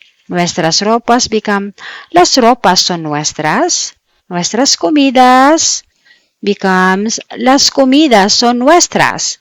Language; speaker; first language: Spanish; non-native, fluent; Filipino